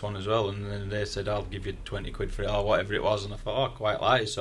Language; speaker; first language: English; native; English